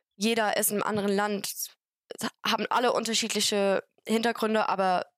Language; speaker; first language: German; non-native, fluent; English